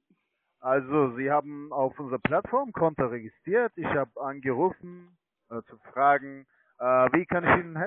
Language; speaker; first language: German; non-native, learner; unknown